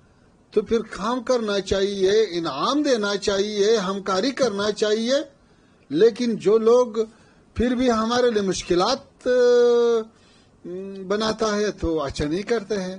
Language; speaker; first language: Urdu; non-native, fluent; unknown